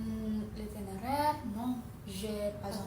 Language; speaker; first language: French; non-native, learner; Indonesian